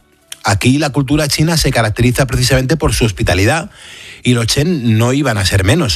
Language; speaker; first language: Spanish; native; Spanish